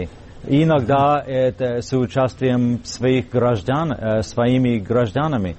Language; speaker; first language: Russian; non-native, learner; English